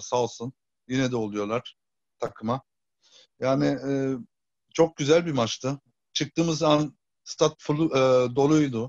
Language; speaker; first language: Turkish; early bilingual, heritage; Turkish